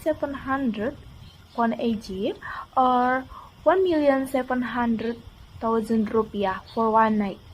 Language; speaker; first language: English; non-native, learner; Indonesian